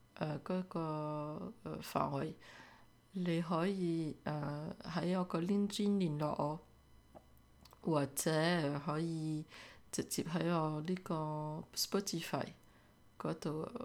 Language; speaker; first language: Cantonese; early bilingual, heritage; Cantonese